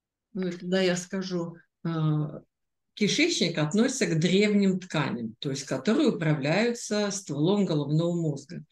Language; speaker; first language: Russian; native; Russian